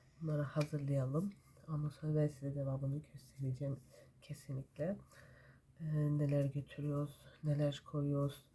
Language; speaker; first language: Turkish; early bilingual, heritage; Turkish